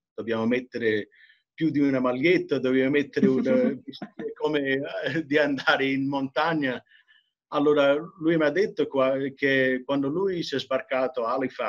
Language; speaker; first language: Italian; early bilingual, heritage; English